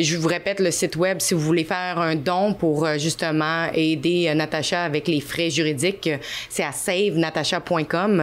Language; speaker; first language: French; native; French